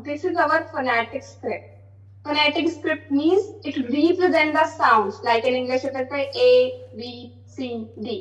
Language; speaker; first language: English; non-native, local second language; Hindi